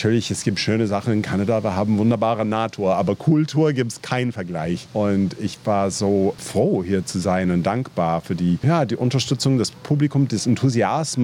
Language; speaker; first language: German; non-native, fluent; English